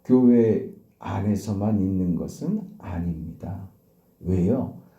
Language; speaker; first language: Korean; native; Korean